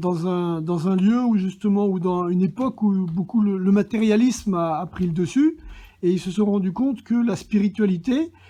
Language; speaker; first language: French; native; French